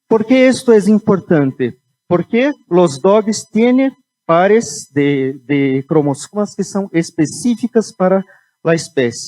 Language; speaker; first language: Spanish; non-native, fluent; Portuguese